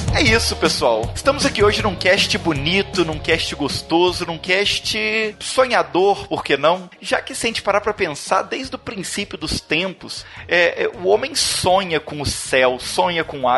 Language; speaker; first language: Portuguese; native; Portuguese